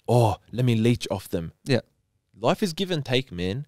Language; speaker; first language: English; native; English